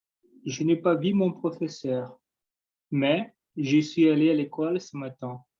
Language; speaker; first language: French; non-native, learner; Portuguese